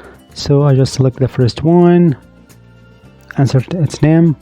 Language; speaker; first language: English; non-native, fluent; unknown